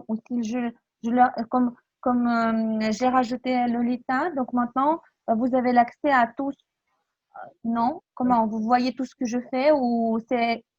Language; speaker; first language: French; non-native, fluent; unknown